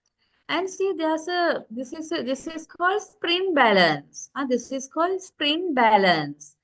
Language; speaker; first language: English; non-native, local second language; Sinhala